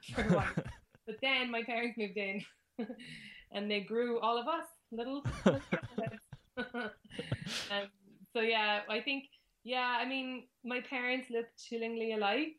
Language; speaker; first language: English; native; English